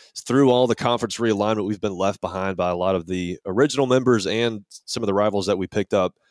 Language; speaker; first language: English; native; English